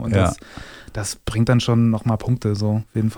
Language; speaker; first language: German; native; German